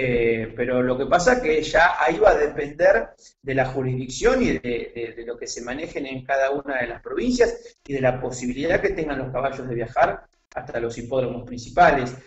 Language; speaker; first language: Spanish; native; Spanish